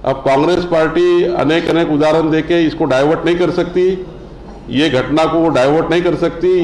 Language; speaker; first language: Hindi; non-native, local second language; Marathi